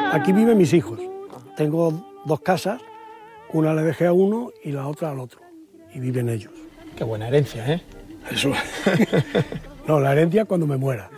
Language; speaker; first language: Spanish; native; Spanish